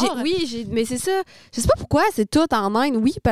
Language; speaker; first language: French; native; French